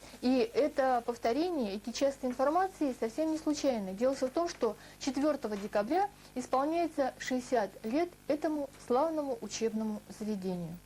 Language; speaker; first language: Russian; native; Russian